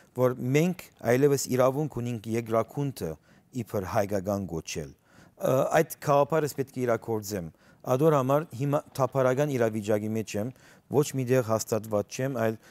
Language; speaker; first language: Armenian; early bilingual, heritage; Armenian